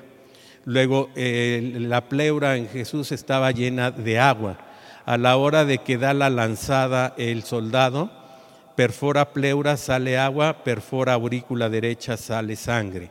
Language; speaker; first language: Spanish; native; Spanish